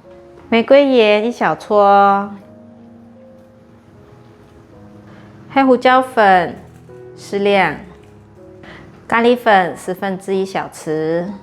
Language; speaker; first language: Chinese; native; Chinese